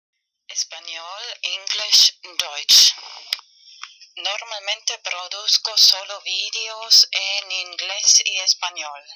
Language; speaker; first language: Spanish; non-native, fluent; German